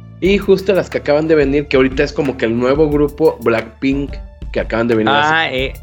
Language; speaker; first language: Spanish; native; Spanish